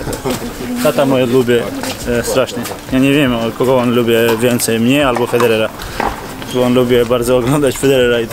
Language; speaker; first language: Polish; non-native, learner; Georgian